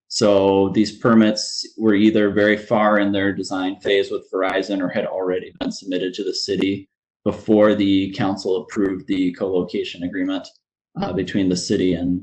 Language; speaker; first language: English; native; English